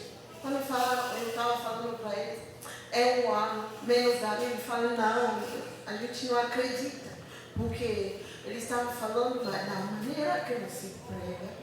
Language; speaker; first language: Portuguese; non-native, learner; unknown